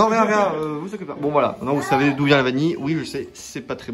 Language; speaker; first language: French; native; French